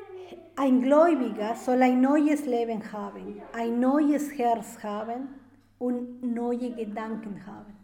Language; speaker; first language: German; non-native, fluent; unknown